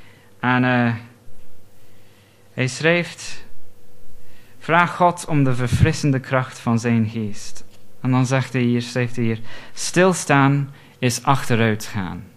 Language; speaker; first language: Dutch; non-native, fluent; English